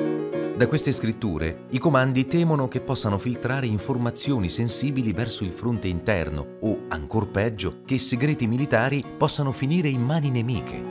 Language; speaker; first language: Italian; native; Italian